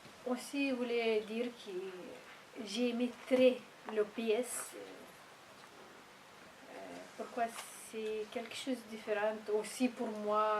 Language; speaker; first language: French; non-native, learner; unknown